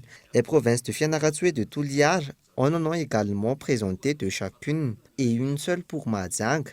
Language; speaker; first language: French; non-native, local second language; Malagasy